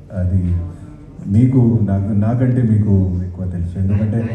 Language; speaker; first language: Telugu; non-native, fluent; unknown